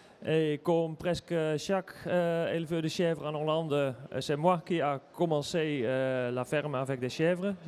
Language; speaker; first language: French; non-native, learner; Dutch